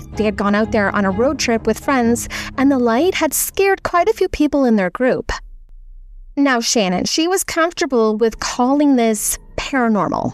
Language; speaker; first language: English; native; English